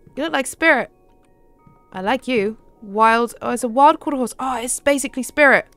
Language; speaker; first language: English; native; English